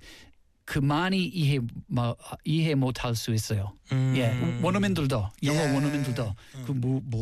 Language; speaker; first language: Korean; non-native, learner; English